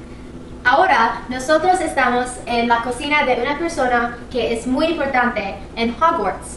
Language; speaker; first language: Spanish; non-native, learner; English